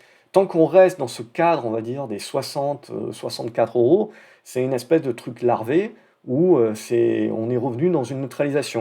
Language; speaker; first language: French; native; French